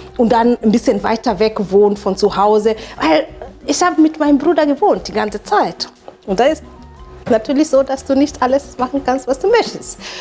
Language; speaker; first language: German; non-native, fluent; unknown